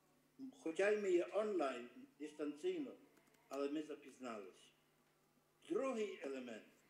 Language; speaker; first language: Ukrainian; early bilingual, heritage; Ukrainian